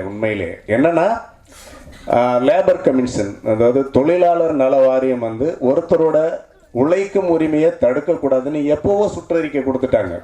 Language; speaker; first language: Tamil; native; Tamil